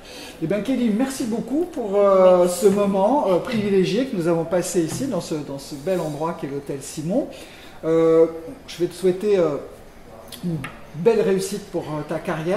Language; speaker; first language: French; native; French